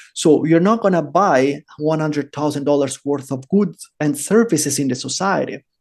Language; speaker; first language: English; non-native, fluent; Italian